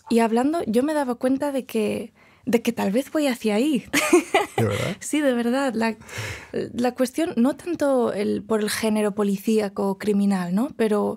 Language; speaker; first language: Spanish; non-native, local second language; Galician